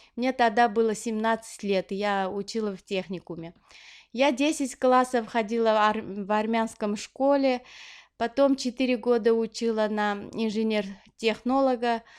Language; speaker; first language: Russian; non-native, local second language; Armenian